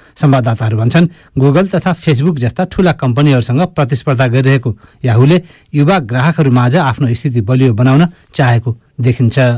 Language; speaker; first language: Nepali; native; Nepali